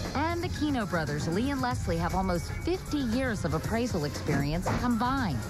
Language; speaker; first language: English; native; English